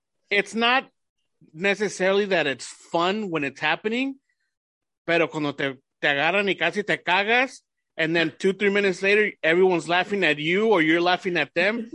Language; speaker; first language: English; early bilingual, other home language; Spanish